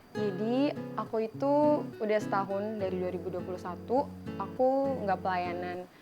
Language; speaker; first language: Indonesian; native; Indonesian